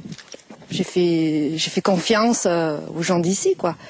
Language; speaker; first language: French; native; French